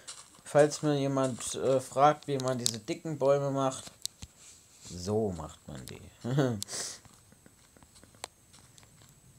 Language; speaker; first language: German; native; German